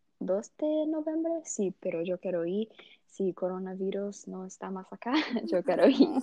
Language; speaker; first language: Spanish; early bilingual, heritage; Portuguese